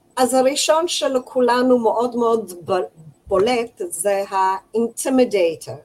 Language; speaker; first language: Hebrew; non-native, fluent; English